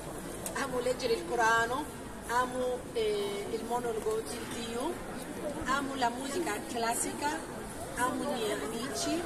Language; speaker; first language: Italian; non-native, learner; Arabic